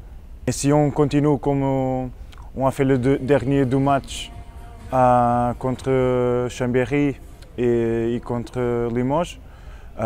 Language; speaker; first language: French; non-native, learner; Portuguese